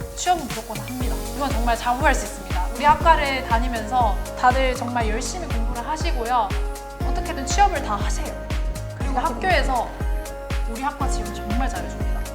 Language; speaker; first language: Korean; native; Korean